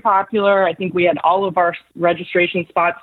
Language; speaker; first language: English; native; English